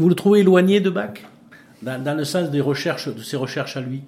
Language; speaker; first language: French; native; French